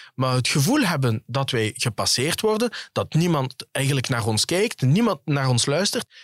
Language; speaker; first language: Dutch; early bilingual, other home language; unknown